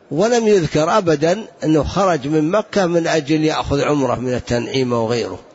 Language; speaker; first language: Arabic; native; Arabic